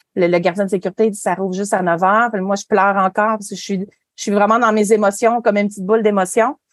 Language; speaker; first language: French; native; French